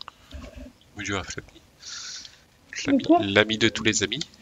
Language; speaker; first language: French; native; French